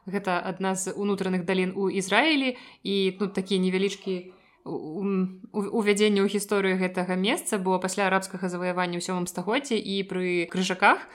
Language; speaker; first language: Belarusian; native; Belarusian